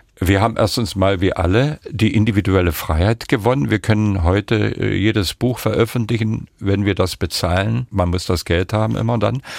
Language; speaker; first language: German; non-native, local second language; Upper Sorbian